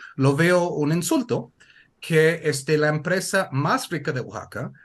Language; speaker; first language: Spanish; non-native, fluent; English